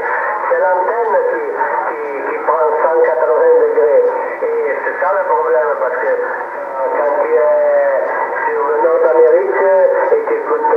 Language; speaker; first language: French; non-native, fluent; Italian